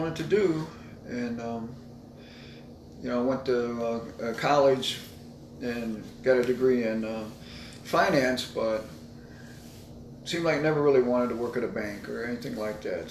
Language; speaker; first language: English; native; English